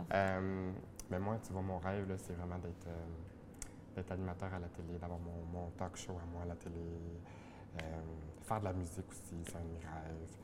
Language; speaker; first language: French; native; French